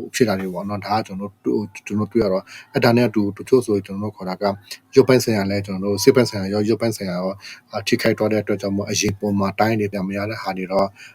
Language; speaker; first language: Burmese; non-native, local second language; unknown